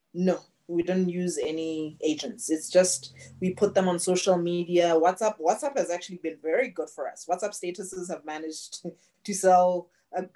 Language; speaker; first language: English; non-native, local second language; Tswana